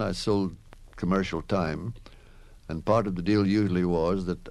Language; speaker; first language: English; native; English